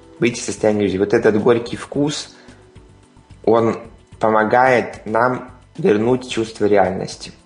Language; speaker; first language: Russian; native; Russian